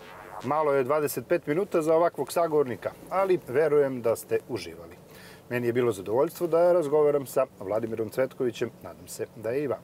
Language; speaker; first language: Serbian; native; Serbian